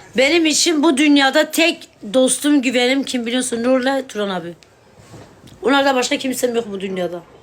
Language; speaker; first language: Turkish; non-native, local second language; Kurdish